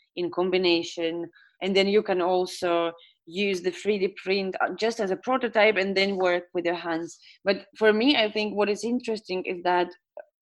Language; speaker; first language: English; non-native, fluent; Estonian